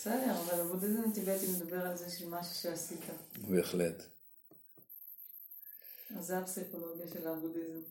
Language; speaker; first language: Hebrew; native; Hebrew